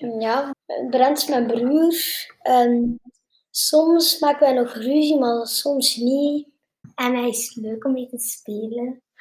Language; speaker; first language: Dutch; native; Dutch